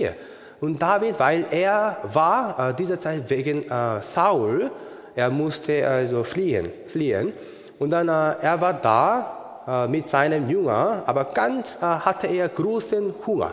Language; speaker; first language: German; non-native, learner; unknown